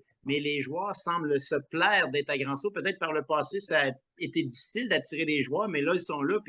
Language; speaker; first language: French; native; French